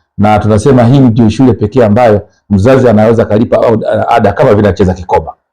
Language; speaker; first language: Swahili; native; Swahili